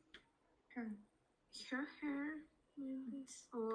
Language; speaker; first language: English; non-native, learner; Russian